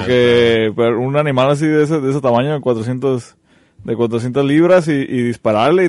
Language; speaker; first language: Spanish; native; Spanish